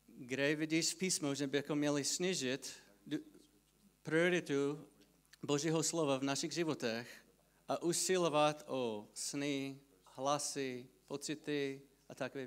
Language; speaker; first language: Czech; non-native, fluent; English